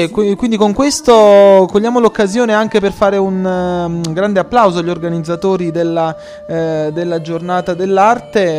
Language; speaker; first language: Italian; native; Italian